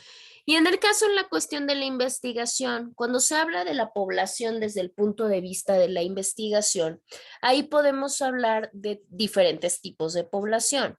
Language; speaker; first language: Spanish; native; Spanish